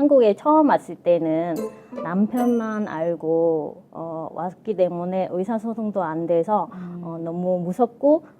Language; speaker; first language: Korean; non-native, fluent; Vietnamese